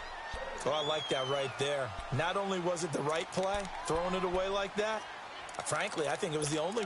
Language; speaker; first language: English; native; English